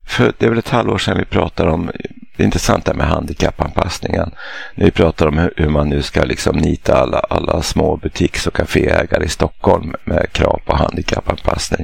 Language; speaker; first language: Swedish; native; Swedish